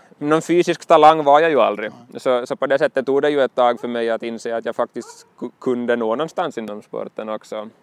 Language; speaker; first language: Swedish; native; Swedish